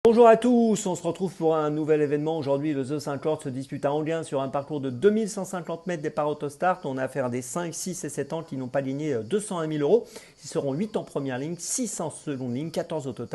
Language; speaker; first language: French; native; French